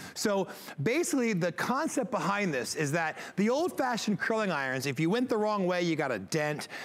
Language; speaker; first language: English; native; English